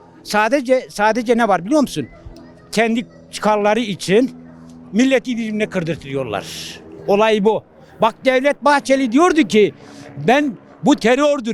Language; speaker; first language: Turkish; non-native, local second language; Kurdish